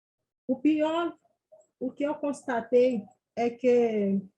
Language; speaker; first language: Portuguese; non-native, fluent; Haitian Creole